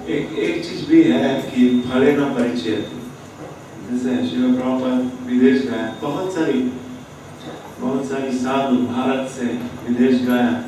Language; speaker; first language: Hindi; non-native, fluent; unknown